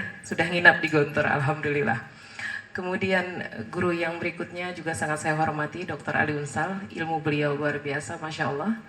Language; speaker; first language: Indonesian; native; Indonesian